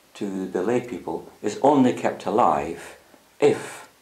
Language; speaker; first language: English; native; English